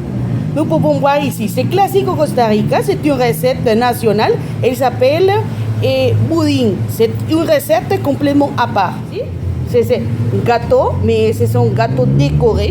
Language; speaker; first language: French; non-native, fluent; Spanish